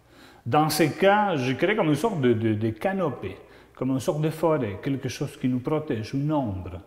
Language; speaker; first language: French; non-native, fluent; Spanish